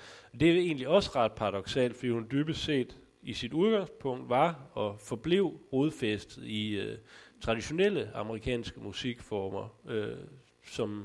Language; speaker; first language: Danish; native; Danish